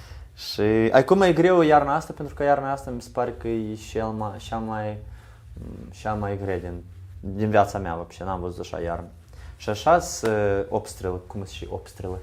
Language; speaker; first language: Romanian; non-native, learner; Ukrainian